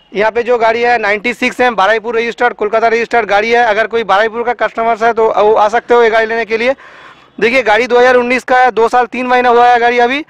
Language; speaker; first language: Hindi; non-native, local second language; Bangla